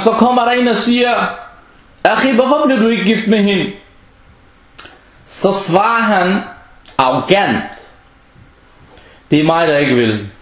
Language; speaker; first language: Danish; non-native, fluent; Arabic